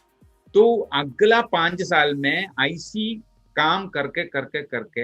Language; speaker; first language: Hindi; non-native, local second language; Malayalam